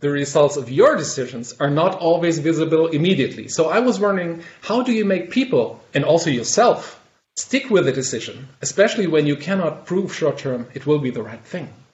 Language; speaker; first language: English; non-native, fluent; German